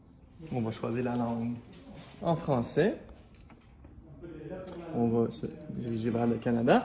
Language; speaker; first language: French; native; French